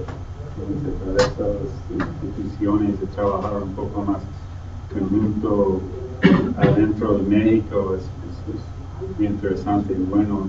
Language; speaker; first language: Spanish; non-native, fluent; English